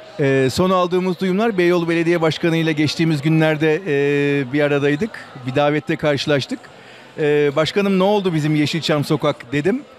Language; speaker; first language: Turkish; native; Turkish